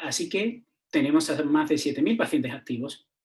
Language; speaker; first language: Spanish; non-native, fluent; Turkish